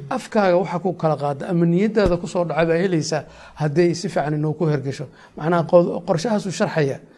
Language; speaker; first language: Somali; native; Somali